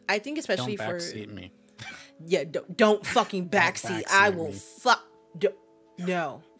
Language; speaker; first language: English; native; English